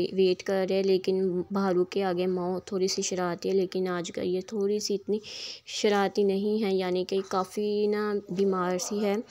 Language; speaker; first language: Urdu; native; Urdu